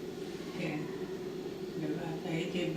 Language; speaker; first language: Hebrew; non-native, fluent; Italian